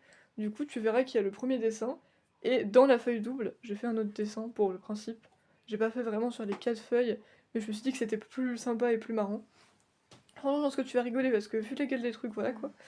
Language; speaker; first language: French; native; French